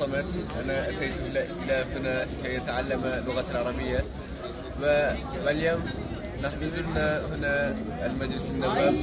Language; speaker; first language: Arabic; non-native, learner; Turkish